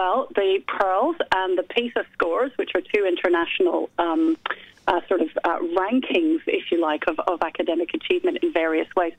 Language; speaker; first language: English; native; English